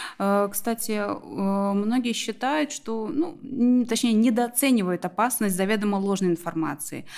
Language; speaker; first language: Russian; native; Russian